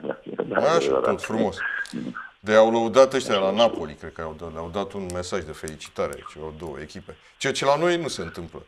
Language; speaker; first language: Romanian; native; Romanian